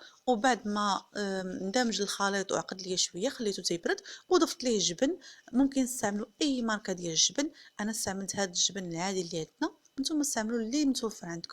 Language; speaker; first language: Arabic; native; Arabic